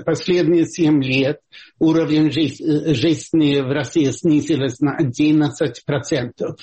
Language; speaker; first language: Russian; non-native, fluent; Swedish